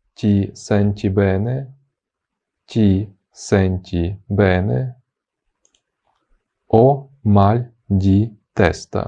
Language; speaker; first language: Italian; non-native, fluent; Ukrainian